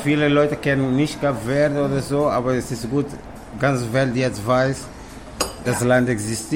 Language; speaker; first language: German; non-native, learner; Kabuverdianu